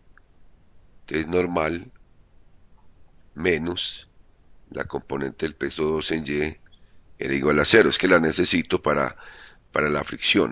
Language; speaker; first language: Spanish; native; Spanish